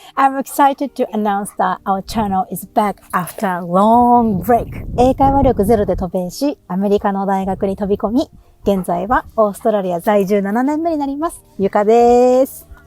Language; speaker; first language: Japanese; native; Japanese